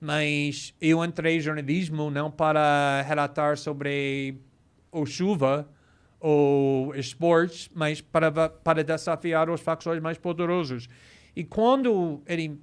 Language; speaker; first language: Portuguese; non-native, fluent; English